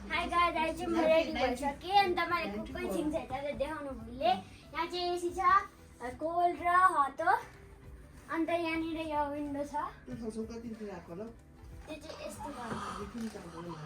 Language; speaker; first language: Nepali; non-native, local second language; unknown